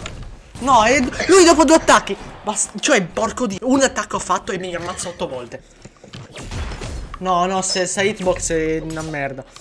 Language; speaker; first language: Italian; native; Italian